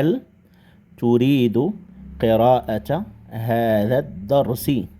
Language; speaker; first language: Arabic; non-native, fluent; Indonesian